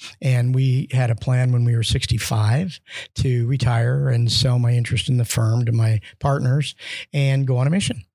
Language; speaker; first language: English; native; English